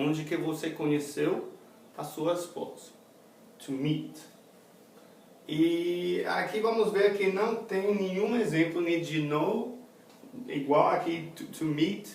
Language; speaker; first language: Portuguese; non-native, fluent; English